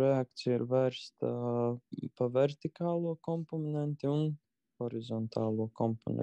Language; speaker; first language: Latvian; native; Latvian